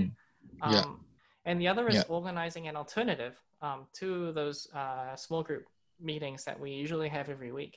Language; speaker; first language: English; non-native, local second language; Cantonese